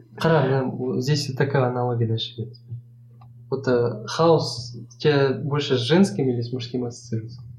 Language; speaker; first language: Russian; non-native, local second language; Kazakh